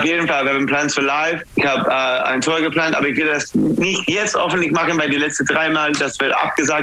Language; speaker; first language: German; non-native, fluent; English